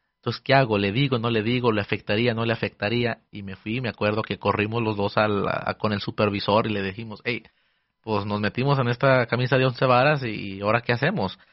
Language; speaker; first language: Spanish; early bilingual, heritage; Spanish